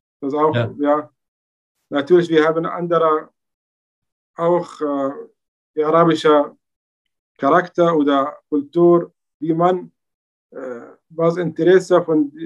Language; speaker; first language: German; non-native, learner; Arabic